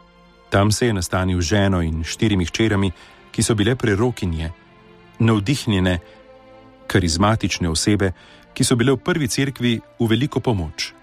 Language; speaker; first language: Slovenian; native; Slovenian